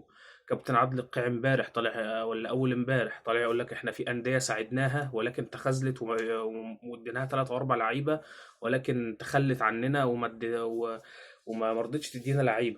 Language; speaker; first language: Arabic; native; Arabic